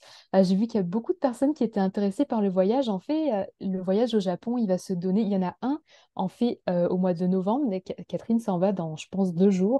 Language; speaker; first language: French; native; French